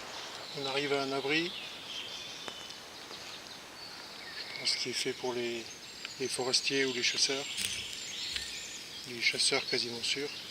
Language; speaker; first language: French; native; French